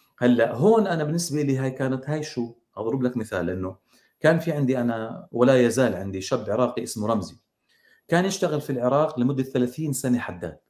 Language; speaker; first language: Arabic; native; Arabic